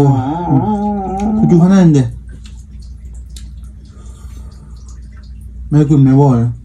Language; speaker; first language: Korean; non-native, learner; Vietnamese